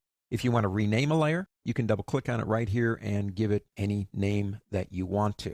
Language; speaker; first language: English; native; English